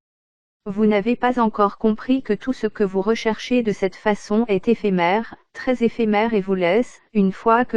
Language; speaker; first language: French; native; French